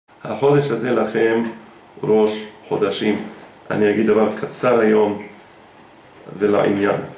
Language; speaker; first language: Hebrew; non-native, fluent; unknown